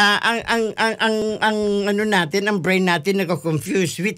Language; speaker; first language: Filipino; non-native, local second language; Bikol